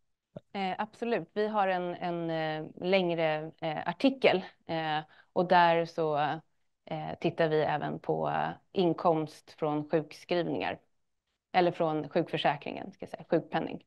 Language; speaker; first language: Swedish; native; Swedish